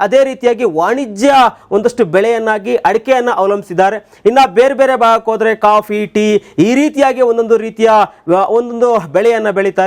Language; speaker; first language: Kannada; native; Kannada